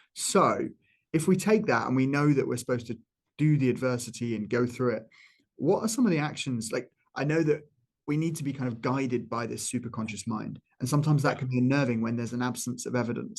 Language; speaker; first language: English; native; English